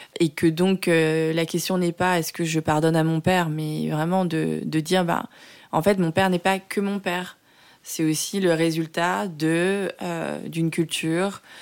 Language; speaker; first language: French; early bilingual, other home language; Vietnamese